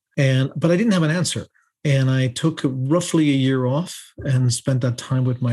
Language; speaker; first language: English; native; English